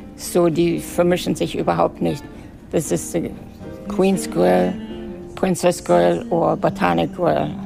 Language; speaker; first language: German; native; German